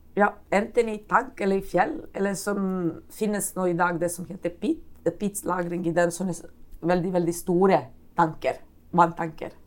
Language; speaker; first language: Norwegian; non-native, fluent; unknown